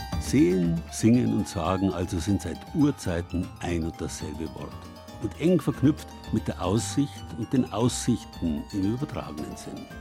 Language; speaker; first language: German; native; German